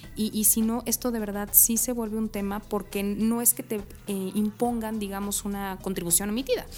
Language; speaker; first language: Spanish; native; Spanish